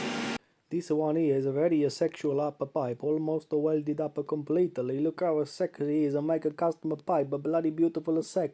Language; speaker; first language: English; native; English